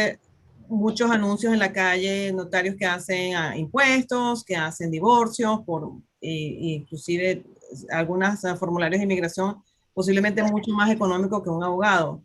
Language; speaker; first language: Spanish; native; Spanish